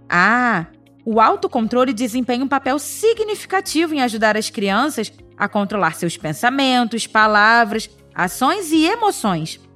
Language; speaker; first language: Portuguese; native; Portuguese